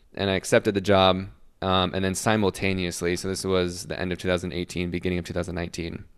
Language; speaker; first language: English; native; English